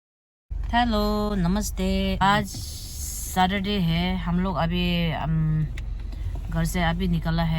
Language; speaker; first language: Hindi; non-native, local second language; Tibetan